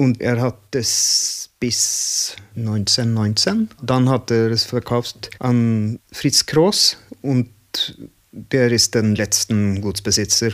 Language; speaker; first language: German; non-native, learner; Norwegian